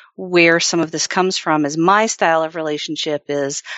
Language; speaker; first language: English; native; English